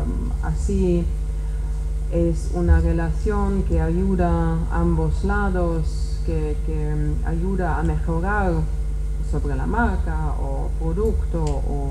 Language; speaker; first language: Spanish; non-native, fluent; Czech